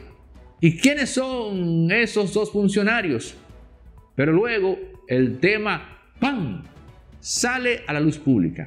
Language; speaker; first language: Spanish; native; Spanish